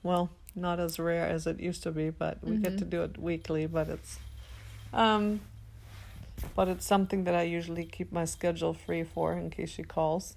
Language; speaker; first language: English; non-native, fluent; German